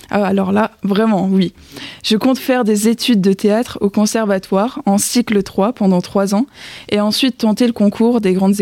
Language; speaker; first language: French; native; French